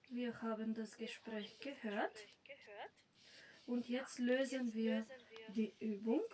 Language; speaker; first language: German; non-native, fluent; Macedonian